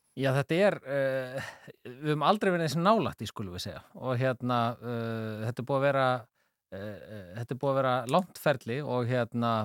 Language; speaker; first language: Icelandic; native; Icelandic